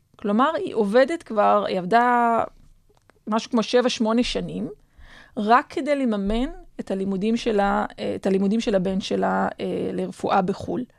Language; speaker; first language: Hebrew; native; Hebrew